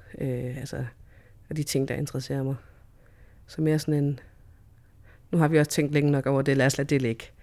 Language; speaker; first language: Danish; native; Danish